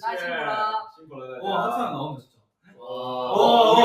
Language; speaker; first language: Chinese; non-native, learner; Korean